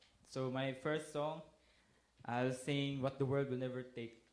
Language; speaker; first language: English; non-native, local second language; Cebuano